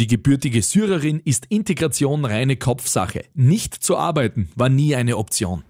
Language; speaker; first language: German; native; German